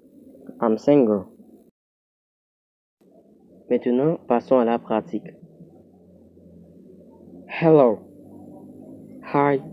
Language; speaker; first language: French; non-native, local second language; Haitian Creole